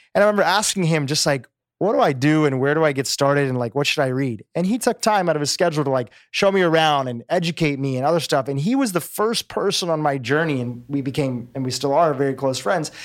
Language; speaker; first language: English; native; English